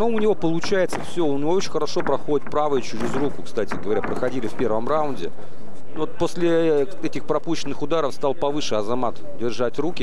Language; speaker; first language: Russian; native; Russian